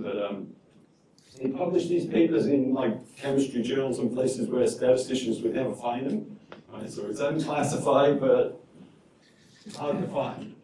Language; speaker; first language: English; native; English